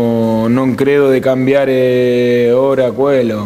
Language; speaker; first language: Italian; non-native, fluent; Spanish